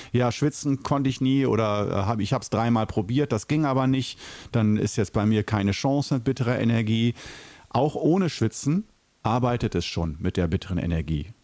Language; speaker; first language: German; native; German